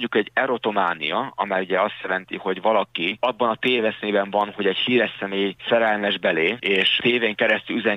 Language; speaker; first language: Hungarian; native; Hungarian